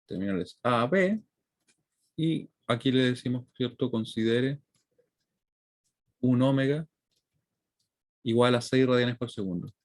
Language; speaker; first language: Spanish; native; Spanish